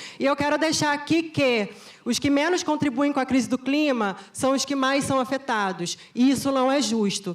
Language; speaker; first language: Portuguese; native; Portuguese